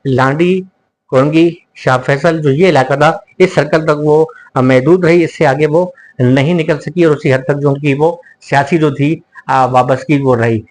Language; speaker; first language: Urdu; native; Urdu